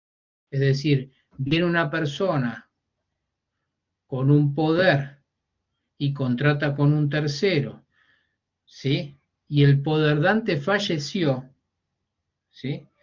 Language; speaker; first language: Spanish; native; Spanish